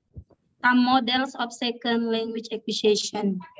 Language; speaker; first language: English; non-native, learner; Indonesian